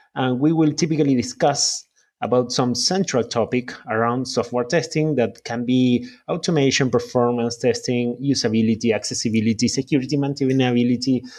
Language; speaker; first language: English; non-native, fluent; Spanish